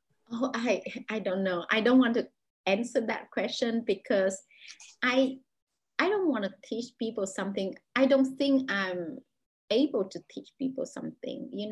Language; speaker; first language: English; non-native, fluent; Vietnamese